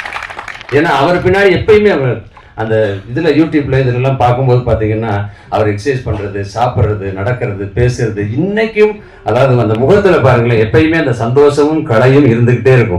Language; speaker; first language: Tamil; native; Tamil